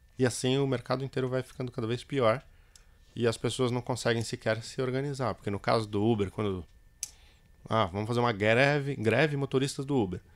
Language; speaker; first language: Portuguese; native; Portuguese